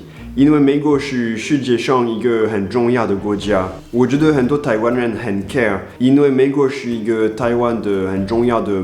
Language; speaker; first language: Chinese; non-native, fluent; French